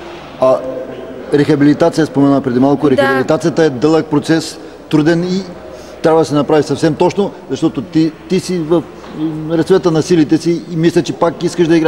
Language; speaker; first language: Bulgarian; native; Bulgarian